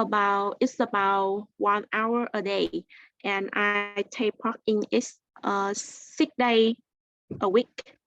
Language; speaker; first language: English; non-native, learner; Vietnamese